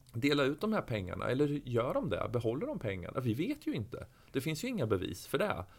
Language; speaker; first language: Swedish; native; Swedish